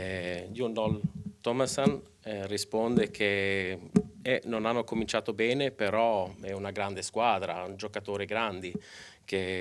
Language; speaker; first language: Italian; non-native, local second language; Swedish